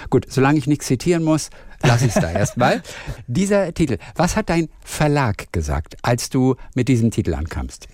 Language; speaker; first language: German; native; German